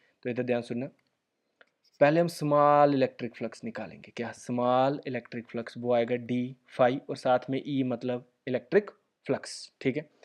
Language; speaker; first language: Hindi; native; Hindi